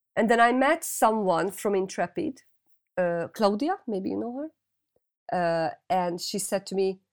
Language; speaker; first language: English; non-native, fluent; Hungarian